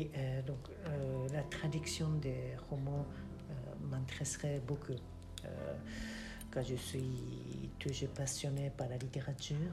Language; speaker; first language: French; non-native, fluent; Japanese